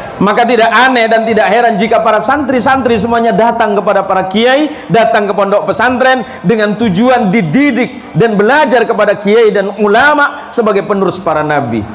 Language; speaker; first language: Indonesian; non-native, local second language; Madurese